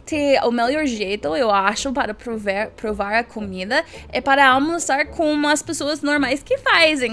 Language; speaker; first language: Portuguese; non-native, learner; English